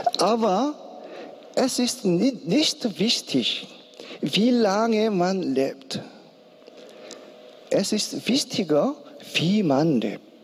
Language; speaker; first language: German; non-native, learner; Korean